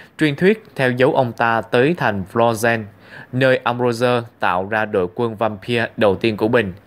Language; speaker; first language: Vietnamese; native; Vietnamese